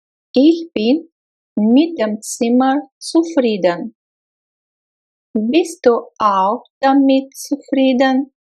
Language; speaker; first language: German; non-native, fluent; Russian